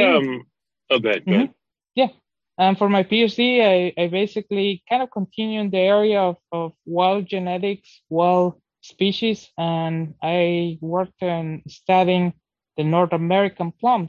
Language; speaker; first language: English; non-native, fluent; Spanish